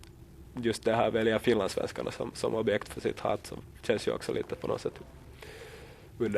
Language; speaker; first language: Swedish; native; Swedish